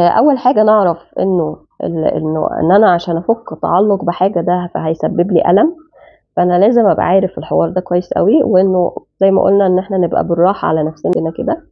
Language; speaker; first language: Arabic; native; Arabic